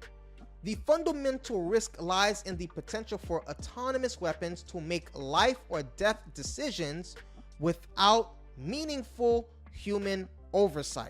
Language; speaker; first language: English; native; English